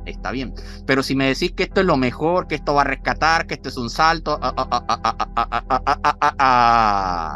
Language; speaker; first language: Spanish; native; Spanish